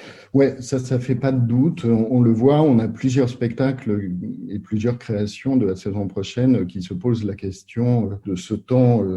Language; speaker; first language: French; native; French